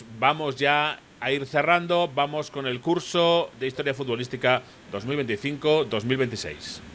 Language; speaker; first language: Spanish; native; Spanish